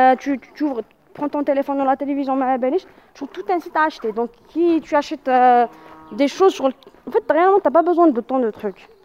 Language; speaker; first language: French; non-native, local second language; Arabic